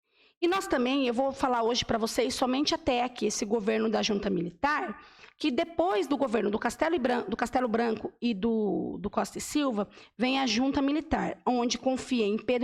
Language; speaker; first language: Portuguese; native; Portuguese